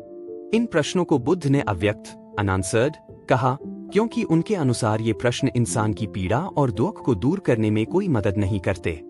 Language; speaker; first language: Hindi; native; Hindi